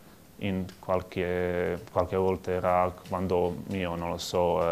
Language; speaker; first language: Italian; non-native, learner; Croatian